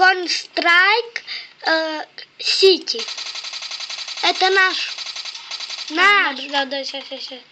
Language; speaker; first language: Russian; non-native, local second language; Ukrainian